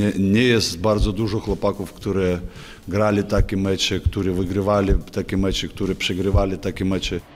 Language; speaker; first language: Polish; non-native, fluent; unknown